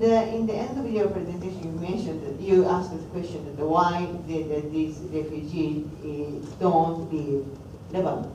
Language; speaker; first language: English; non-native, fluent; Japanese